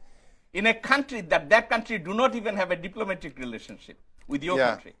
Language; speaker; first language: English; non-native, fluent; Bangla